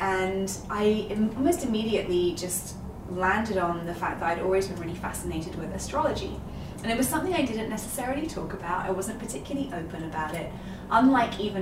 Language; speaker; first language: English; native; English